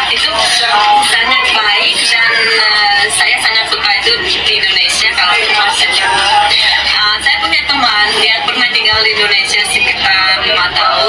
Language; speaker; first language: Indonesian; non-native, fluent; Russian